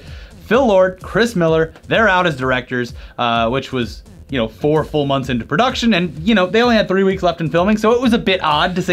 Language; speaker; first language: English; native; English